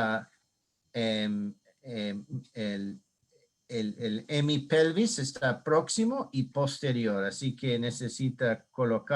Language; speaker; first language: Spanish; non-native, learner; English